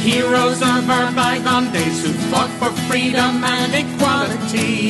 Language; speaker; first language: English; native; English